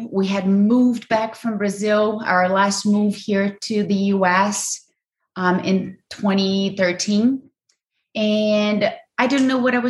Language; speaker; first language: English; non-native, fluent; Portuguese